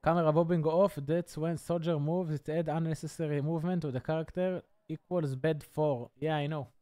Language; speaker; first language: English; non-native, learner; Hebrew